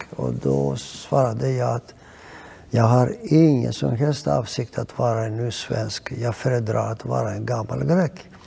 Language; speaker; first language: Swedish; non-native, fluent; Greek